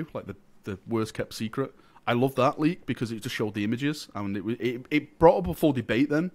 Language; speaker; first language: English; native; English